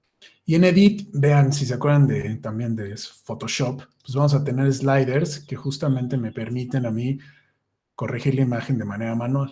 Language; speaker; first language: Spanish; native; Spanish